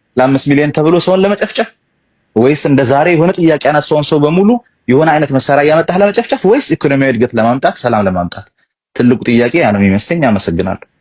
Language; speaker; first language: Amharic; non-native, local second language; Tigrinya